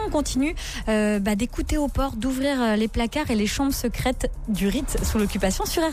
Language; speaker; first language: French; native; French